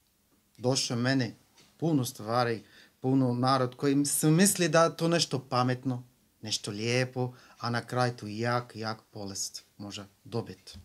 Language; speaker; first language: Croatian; non-native, learner; Arabic